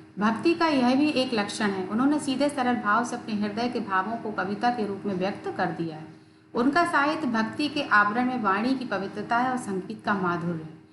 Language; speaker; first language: Hindi; native; Hindi